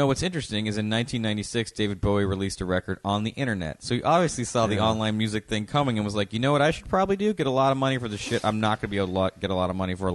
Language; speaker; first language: English; native; English